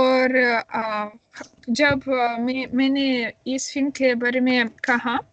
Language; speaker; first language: Hindi; non-native, learner; Russian